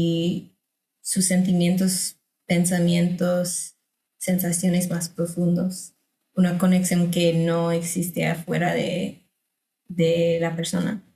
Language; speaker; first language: Spanish; non-native, fluent; English